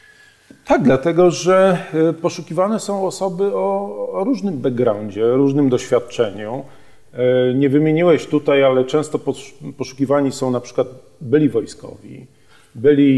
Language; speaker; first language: Polish; native; Polish